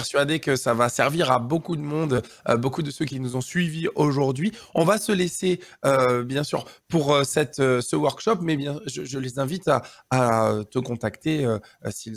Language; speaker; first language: French; native; French